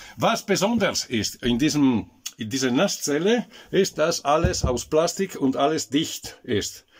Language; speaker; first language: German; non-native, local second language; Italian